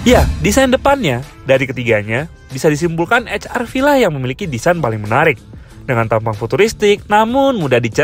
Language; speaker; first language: Indonesian; native; Indonesian